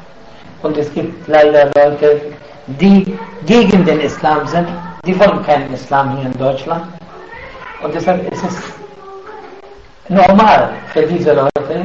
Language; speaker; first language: German; non-native, fluent; Arabic